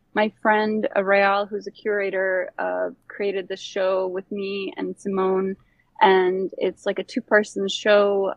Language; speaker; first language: English; early bilingual, other home language; Bosnian